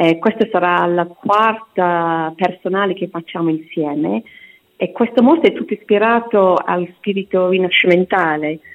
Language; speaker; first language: Italian; non-native, fluent; English